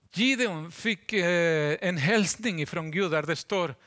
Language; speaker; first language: Swedish; non-native, fluent; Spanish